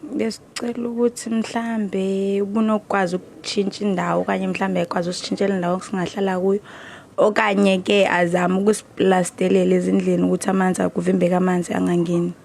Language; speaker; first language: Zulu; non-native, local second language; Xhosa